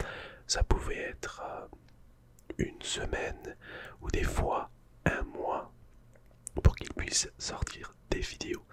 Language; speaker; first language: French; non-native, fluent; English